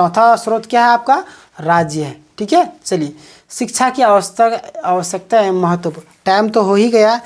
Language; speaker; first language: Hindi; native; Hindi